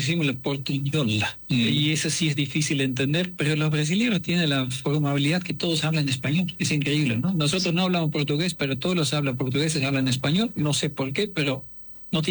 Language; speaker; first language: Spanish; non-native, fluent; Dutch